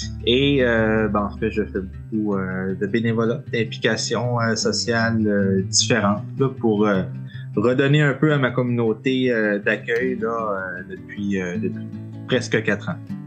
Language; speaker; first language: French; native; French